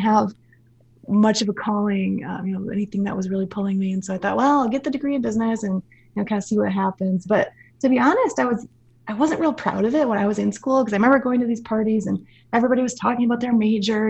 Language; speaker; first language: English; native; English